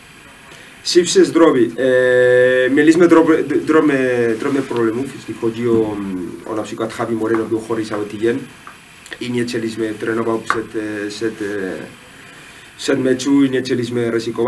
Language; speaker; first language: Polish; non-native, learner; Spanish